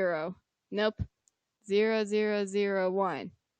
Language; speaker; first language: English; native; English